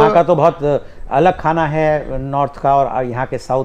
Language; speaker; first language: Hindi; native; Hindi